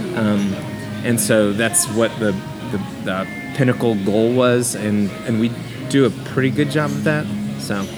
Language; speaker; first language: English; native; English